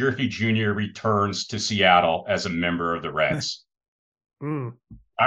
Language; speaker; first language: English; native; English